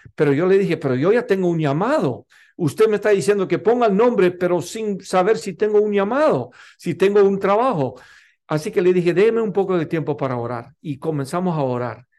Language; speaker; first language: Spanish; non-native, local second language; English